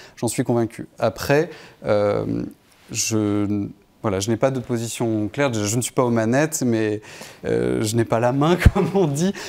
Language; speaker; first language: French; native; French